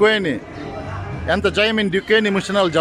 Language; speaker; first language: Arabic; non-native, learner; Bangla